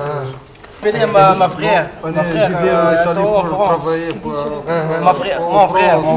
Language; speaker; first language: French; non-native, learner; Arabic